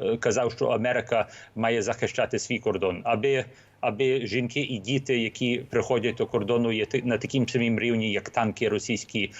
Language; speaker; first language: Ukrainian; early bilingual, heritage; Ukrainian